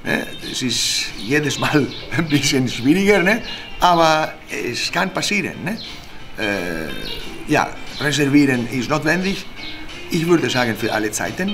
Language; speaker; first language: German; non-native, fluent; Spanish